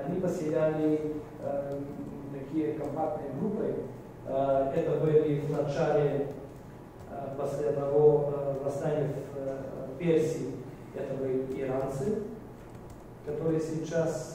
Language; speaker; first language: Russian; non-native, fluent; Bulgarian